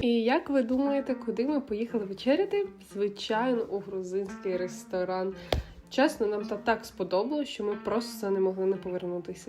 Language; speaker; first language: Ukrainian; native; Ukrainian